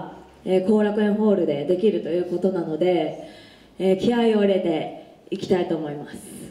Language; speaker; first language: Japanese; native; Japanese